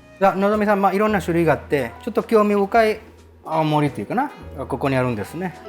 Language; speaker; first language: Japanese; early bilingual, heritage; Spanish